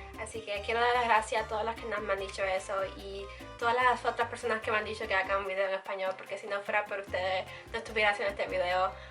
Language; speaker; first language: Spanish; early bilingual, heritage; Spanish